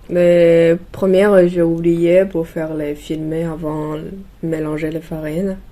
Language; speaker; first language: French; non-native, learner; Chinese